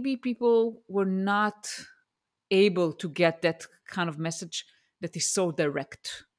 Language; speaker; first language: English; non-native, fluent; Hebrew